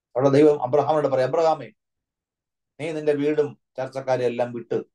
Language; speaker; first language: Malayalam; native; Malayalam